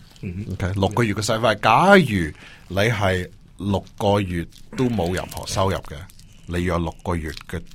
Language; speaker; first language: Cantonese; early bilingual, heritage; Cantonese